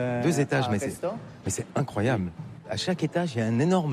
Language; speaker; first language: French; native; French